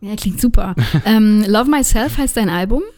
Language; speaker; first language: German; native; German